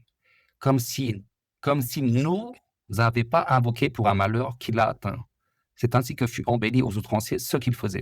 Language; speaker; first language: French; native; French